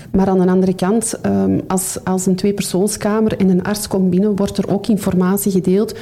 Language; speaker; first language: Dutch; native; Dutch